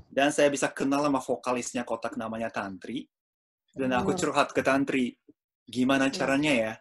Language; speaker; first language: Indonesian; non-native, fluent; Japanese